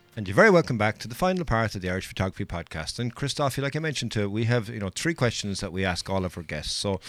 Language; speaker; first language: English; native; English